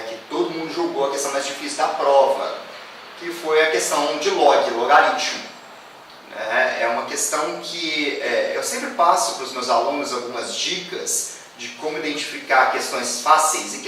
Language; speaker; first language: Portuguese; native; Portuguese